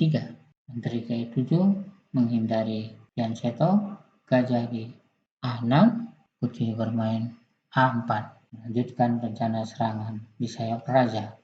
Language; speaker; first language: Indonesian; native; Indonesian